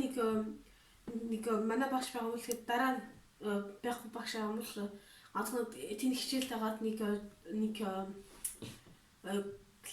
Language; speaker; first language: Mongolian; early bilingual, heritage; Mongolian